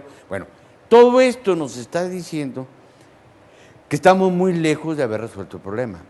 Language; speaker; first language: Spanish; native; Spanish